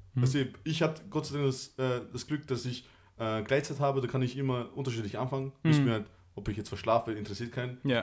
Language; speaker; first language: German; early bilingual, other home language; Albanian